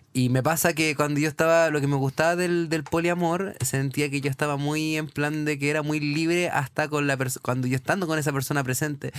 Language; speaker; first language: Spanish; native; Spanish